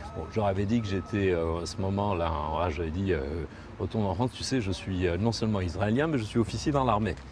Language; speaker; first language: French; non-native, local second language; Spanish